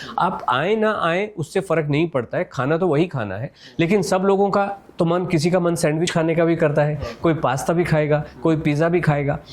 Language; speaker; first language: Hindi; native; Hindi